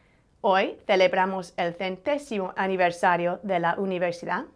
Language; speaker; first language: Spanish; non-native, fluent; English